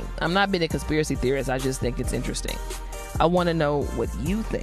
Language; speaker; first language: English; native; English